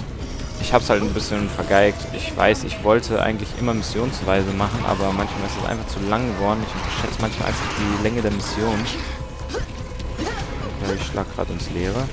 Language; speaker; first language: German; native; German